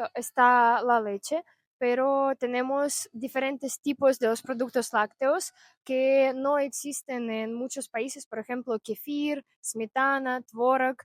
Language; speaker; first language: Spanish; non-native, fluent; Russian